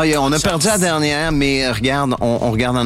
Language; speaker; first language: French; native; French